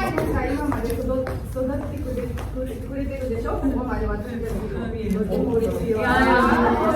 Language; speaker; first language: Japanese; non-native, fluent; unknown